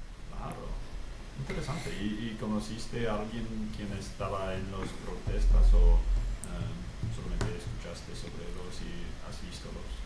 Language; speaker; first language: Spanish; non-native, fluent; English